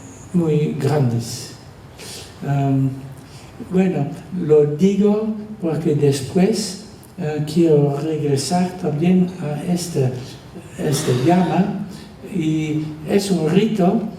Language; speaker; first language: Spanish; non-native, fluent; Dutch